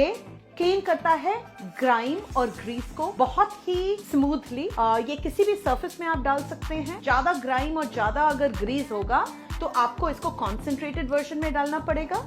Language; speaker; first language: Hindi; non-native, local second language; Bangla